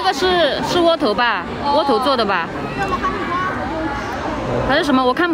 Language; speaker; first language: Chinese; native; Chinese